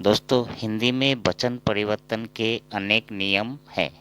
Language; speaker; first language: Hindi; non-native, local second language; Assamese